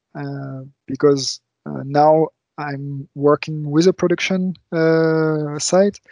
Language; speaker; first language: English; non-native, fluent; French